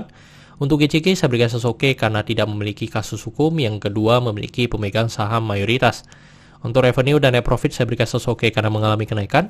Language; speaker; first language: Indonesian; native; Indonesian